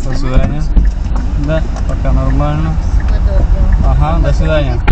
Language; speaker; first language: Russian; non-native, local second language; Kyrgyz